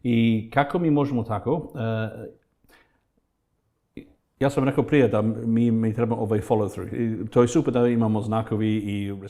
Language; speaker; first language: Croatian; non-native, fluent; English